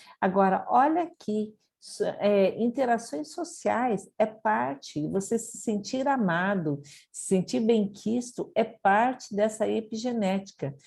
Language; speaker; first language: Portuguese; early bilingual, other home language; Japanese